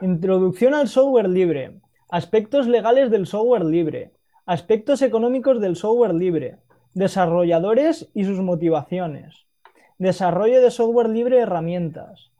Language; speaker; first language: Spanish; non-native, local second language; Catalan